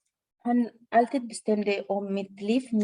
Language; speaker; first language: Swedish; non-native, learner; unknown